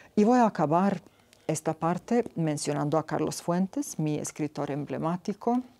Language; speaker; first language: Spanish; non-native, fluent; Serbian